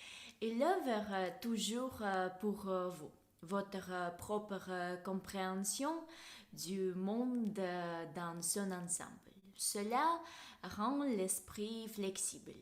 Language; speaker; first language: French; non-native, fluent; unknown